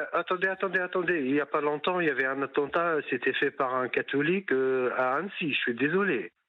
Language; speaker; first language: French; non-native, local second language; Arabic